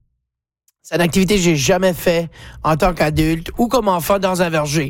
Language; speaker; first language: French; native; French